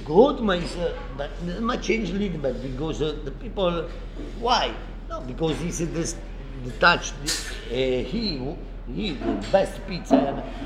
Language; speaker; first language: English; non-native, learner; Italian